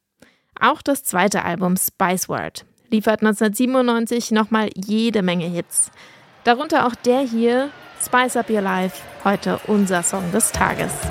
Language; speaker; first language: German; early bilingual, other home language; English